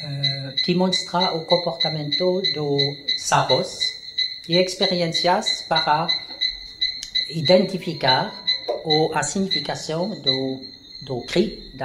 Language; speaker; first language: Portuguese; non-native, learner; French